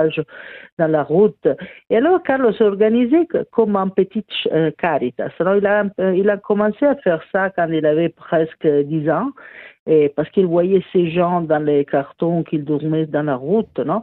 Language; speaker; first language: French; non-native, fluent; Italian